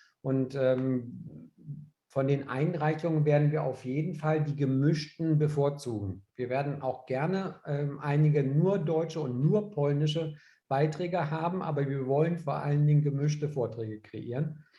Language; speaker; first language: German; native; German